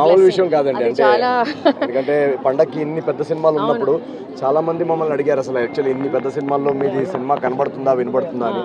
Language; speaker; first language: Telugu; native; Telugu